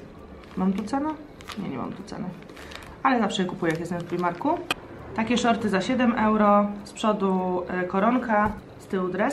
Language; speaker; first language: Polish; native; Polish